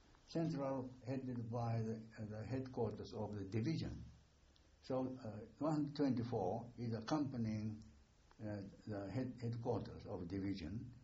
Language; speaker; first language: English; non-native, fluent; Japanese